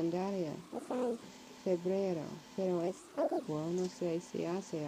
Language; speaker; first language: Spanish; non-native, learner; English